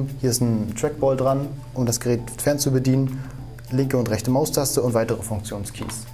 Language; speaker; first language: German; native; German